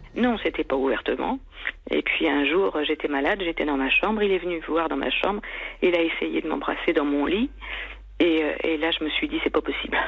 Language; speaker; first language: French; native; French